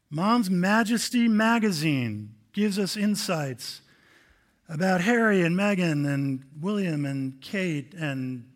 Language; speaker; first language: English; native; English